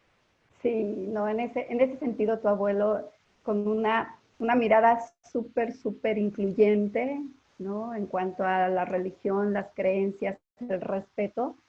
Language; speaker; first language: Spanish; native; Spanish